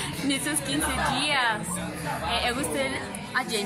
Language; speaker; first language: Portuguese; non-native, fluent; Spanish